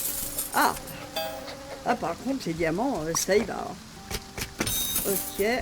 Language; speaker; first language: French; native; French